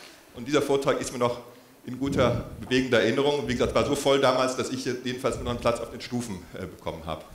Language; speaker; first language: German; native; German